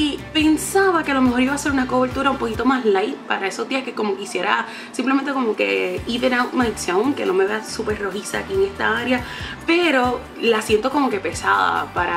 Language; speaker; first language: Spanish; native; Spanish